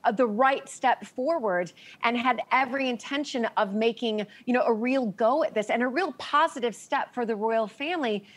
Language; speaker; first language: English; native; English